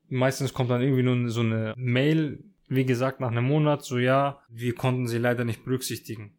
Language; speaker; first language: German; early bilingual, other home language; Turkish